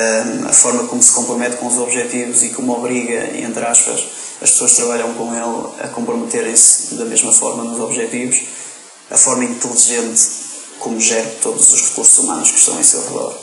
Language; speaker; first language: Portuguese; native; Portuguese